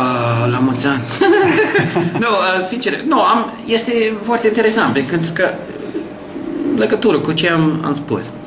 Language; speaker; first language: Romanian; non-native, learner; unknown